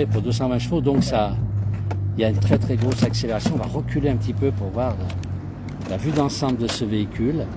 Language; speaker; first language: French; native; French